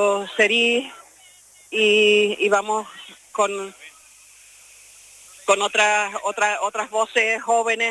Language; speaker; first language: Spanish; native; Spanish